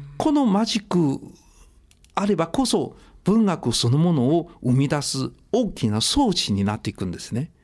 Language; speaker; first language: Japanese; non-native, fluent; Chinese